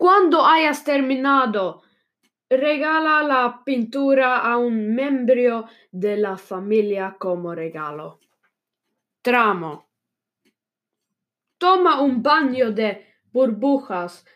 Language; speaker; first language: Spanish; non-native, learner; Swedish